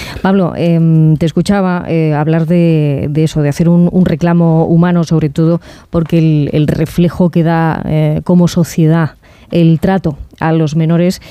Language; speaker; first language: Spanish; native; Spanish